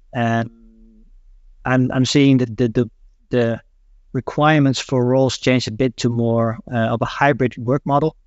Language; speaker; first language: English; non-native, fluent; Dutch